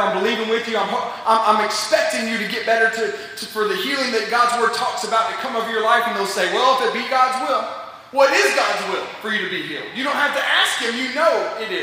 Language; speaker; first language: English; native; English